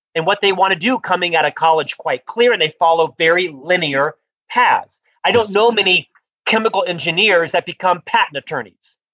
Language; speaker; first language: English; native; English